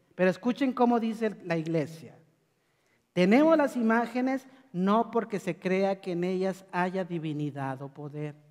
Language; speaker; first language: Spanish; native; Spanish